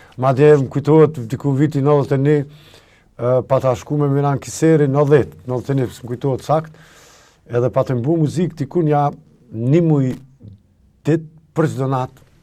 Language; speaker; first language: Albanian; native; Albanian